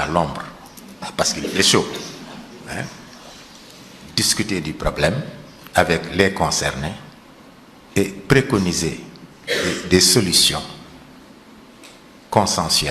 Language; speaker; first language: French; non-native, local second language; Wolof